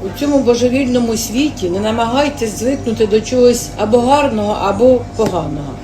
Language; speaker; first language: Ukrainian; native; Ukrainian